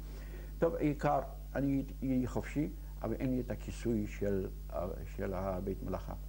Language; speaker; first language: Hebrew; non-native, fluent; Yiddish